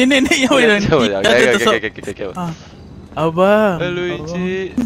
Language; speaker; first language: Malay; native; Malay